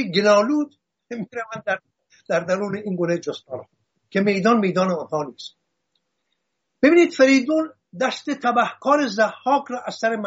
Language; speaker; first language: Persian; native; Persian